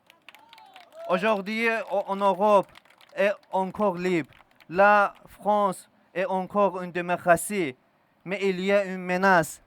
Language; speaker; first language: French; non-native, learner; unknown